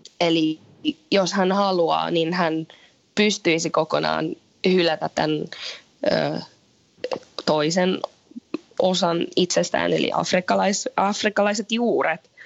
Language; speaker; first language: Finnish; native; Finnish